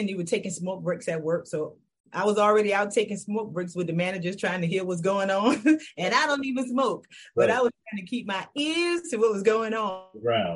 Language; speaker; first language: English; native; English